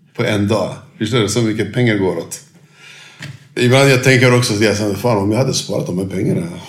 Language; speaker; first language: Swedish; non-native, fluent; Turkish